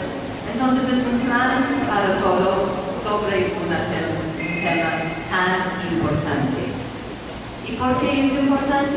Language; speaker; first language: Spanish; non-native, fluent; English